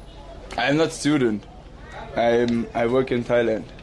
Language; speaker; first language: English; non-native, learner; German